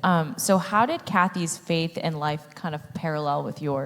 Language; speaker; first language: English; native; English